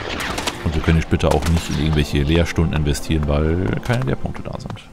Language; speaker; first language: German; native; German